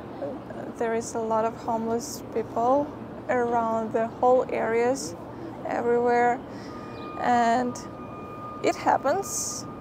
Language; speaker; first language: English; non-native, fluent; Ukrainian